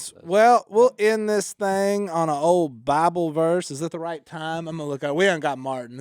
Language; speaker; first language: English; native; English